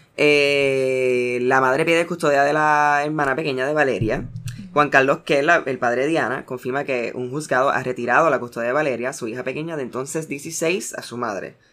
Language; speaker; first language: Spanish; early bilingual, heritage; Spanish